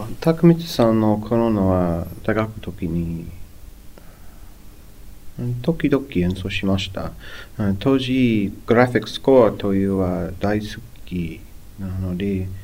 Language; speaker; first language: Japanese; non-native, learner; English